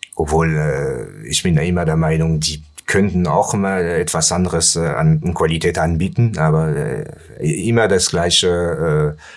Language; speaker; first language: German; non-native, learner; French